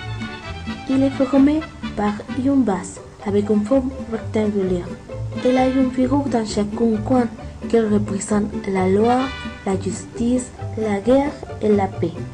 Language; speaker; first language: French; non-native, fluent; Spanish